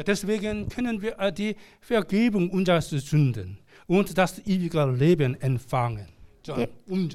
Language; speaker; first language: German; non-native, learner; Korean